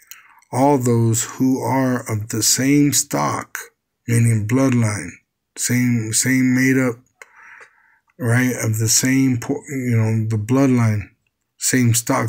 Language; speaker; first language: English; native; English